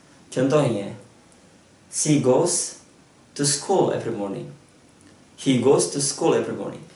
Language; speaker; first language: English; non-native, fluent; Indonesian